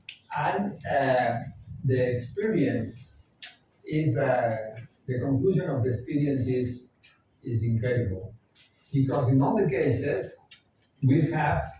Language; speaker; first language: English; non-native, fluent; Spanish